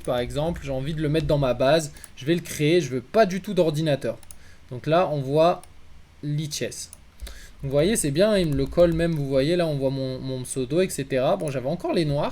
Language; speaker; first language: French; native; French